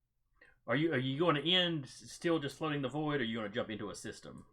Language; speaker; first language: English; native; English